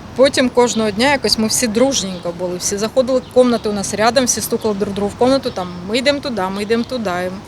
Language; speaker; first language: Ukrainian; non-native, local second language; Russian